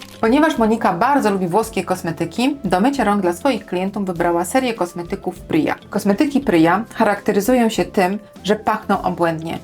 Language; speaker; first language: Polish; native; Polish